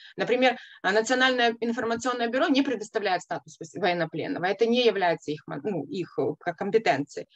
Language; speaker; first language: Russian; native; Russian